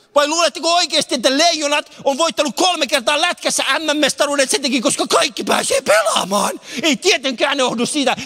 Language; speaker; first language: Finnish; non-native, fluent; Persian